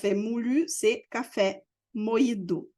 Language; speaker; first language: French; non-native, fluent; Portuguese